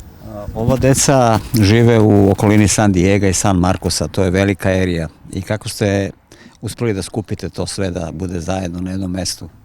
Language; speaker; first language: Serbian; native; Serbian